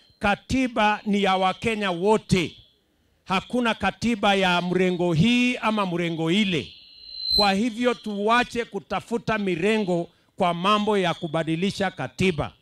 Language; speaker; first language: Swahili; non-native, local second language; Kalenjin